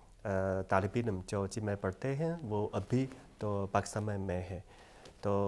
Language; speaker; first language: Hindi; non-native, fluent; Chinese